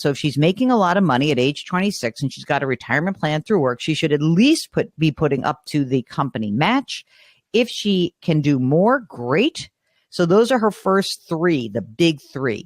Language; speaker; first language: English; native; English